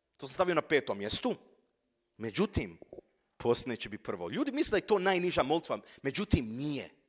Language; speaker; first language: Croatian; early bilingual, heritage; Croatian